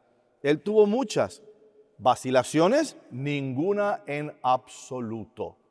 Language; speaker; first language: Spanish; native; Spanish